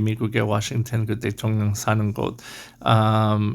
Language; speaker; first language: Korean; non-native, learner; English